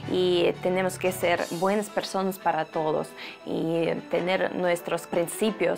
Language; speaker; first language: Spanish; non-native, fluent; Russian